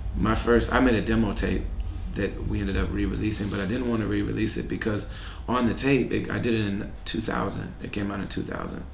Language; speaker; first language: English; native; English